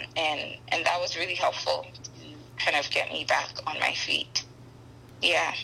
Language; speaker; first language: English; non-native, local second language; Akan